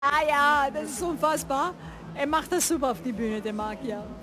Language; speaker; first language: German; non-native, fluent; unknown